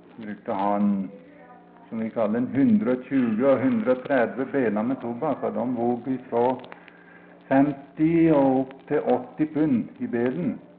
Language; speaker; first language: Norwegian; early bilingual, heritage; Norwegian